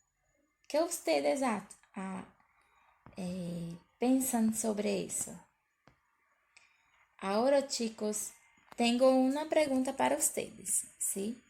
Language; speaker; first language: Spanish; non-native, learner; Portuguese